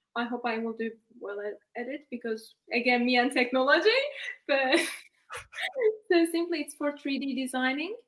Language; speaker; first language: English; non-native, fluent; Turkish